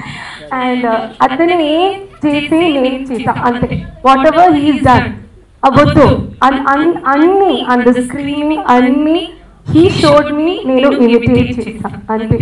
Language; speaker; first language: Telugu; non-native, learner; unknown